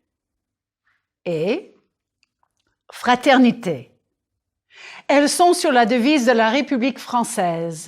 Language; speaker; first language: French; non-native, fluent; English